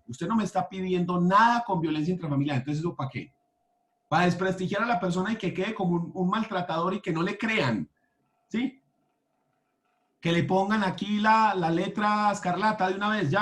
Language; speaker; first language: Spanish; native; Spanish